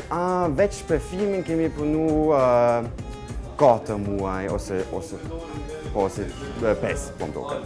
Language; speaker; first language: Albanian; non-native, learner; German